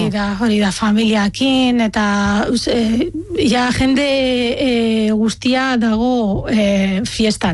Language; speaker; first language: Basque; non-native, fluent; Arabic